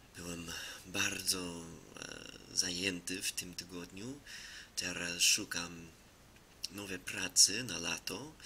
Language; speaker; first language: Polish; non-native, learner; English